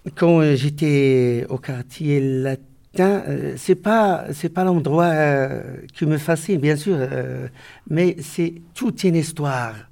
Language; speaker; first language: French; non-native, local second language; Arabic